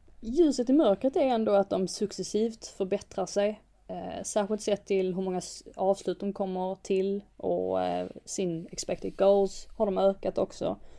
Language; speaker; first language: Swedish; native; Swedish